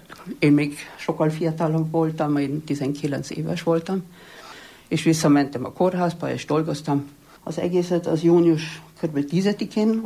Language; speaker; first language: Hungarian; non-native, fluent; German